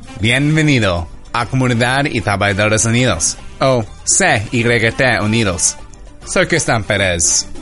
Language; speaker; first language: Spanish; early bilingual, heritage; Spanish